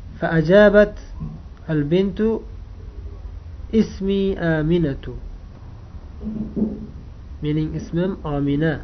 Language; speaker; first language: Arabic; non-native, fluent; Uzbek